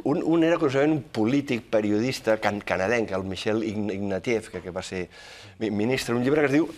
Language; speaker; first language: Catalan; native; Catalan